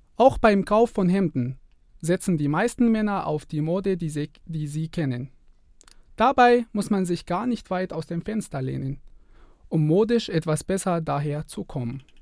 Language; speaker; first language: German; non-native, fluent; Arabic